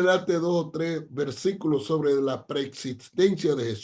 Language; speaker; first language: Spanish; non-native, fluent; English